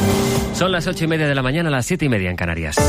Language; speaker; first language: Spanish; native; Spanish